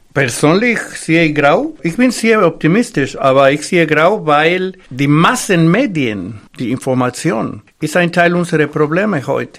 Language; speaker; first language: German; non-native, fluent; Spanish